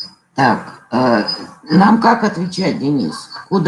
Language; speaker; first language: Russian; native; Russian